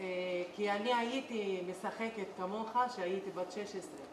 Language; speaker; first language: Hebrew; non-native, local second language; Arabic